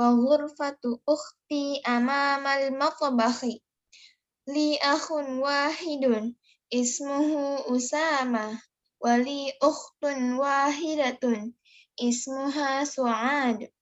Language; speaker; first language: Arabic; non-native, learner; Indonesian